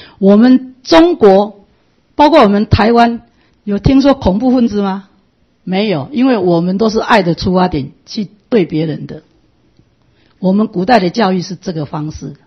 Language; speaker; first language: Chinese; non-native, local second language; Min Nan Chinese